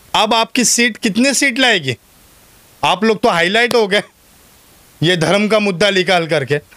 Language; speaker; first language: Hindi; non-native, local second language; Urdu